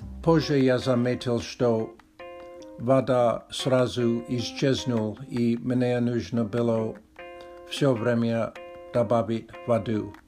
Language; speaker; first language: Czech; non-native, learner; Russian